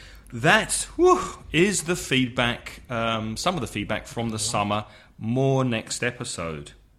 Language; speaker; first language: English; native; English